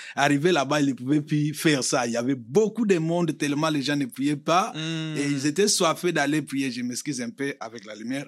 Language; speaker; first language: French; non-native, local second language; Lingala